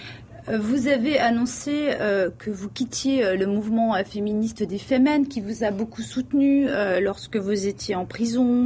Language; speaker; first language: French; native; French